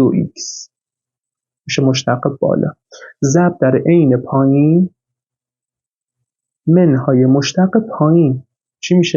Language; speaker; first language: Persian; native; Persian